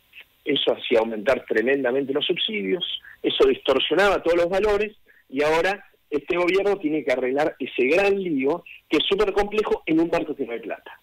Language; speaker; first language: Spanish; native; Spanish